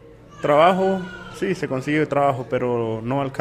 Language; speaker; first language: Spanish; native; Spanish